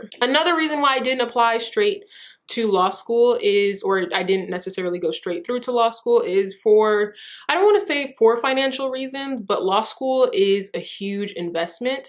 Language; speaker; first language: English; early bilingual, other home language; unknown